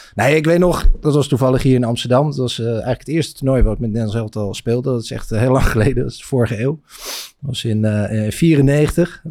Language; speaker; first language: Dutch; native; Dutch